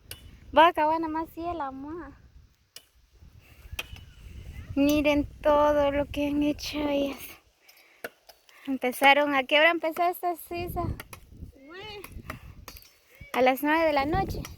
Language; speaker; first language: Spanish; native; Spanish